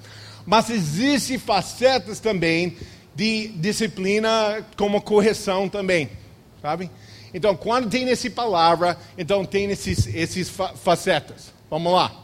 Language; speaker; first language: Portuguese; non-native, fluent; English